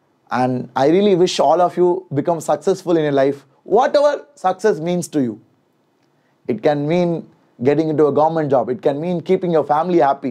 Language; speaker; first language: English; non-native, local second language; Tamil